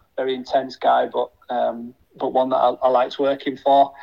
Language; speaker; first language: English; native; English